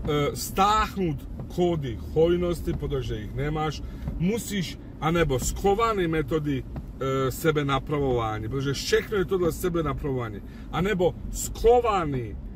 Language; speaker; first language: Czech; non-native, fluent; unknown